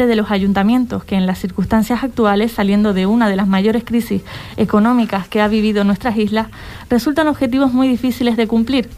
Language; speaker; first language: Spanish; native; Spanish